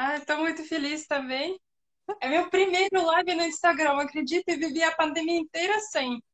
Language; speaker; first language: Portuguese; non-native, fluent; Russian